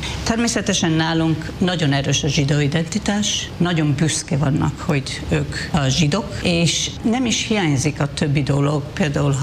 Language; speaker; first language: Hungarian; non-native, fluent; Hebrew